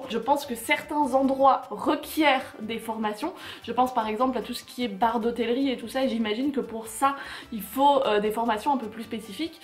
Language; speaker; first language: French; native; French